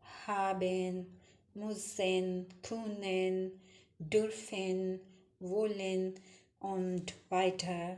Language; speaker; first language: German; non-native, fluent; Urdu